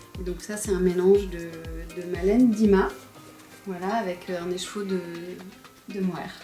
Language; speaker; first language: French; native; French